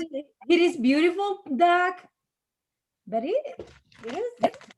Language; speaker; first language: English; non-native, learner; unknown